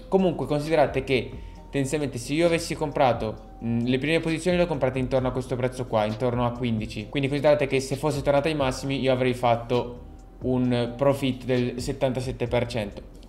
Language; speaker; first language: Italian; native; Italian